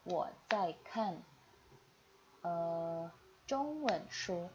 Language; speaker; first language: Chinese; non-native, fluent; Indonesian